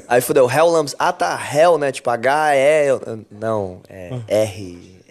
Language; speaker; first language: Portuguese; early bilingual, other home language; French